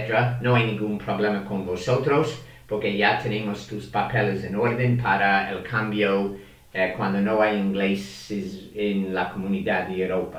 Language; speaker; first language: Spanish; non-native, fluent; English